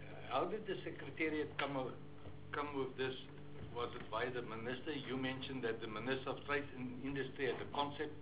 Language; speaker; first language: English; non-native, local second language; Afrikaans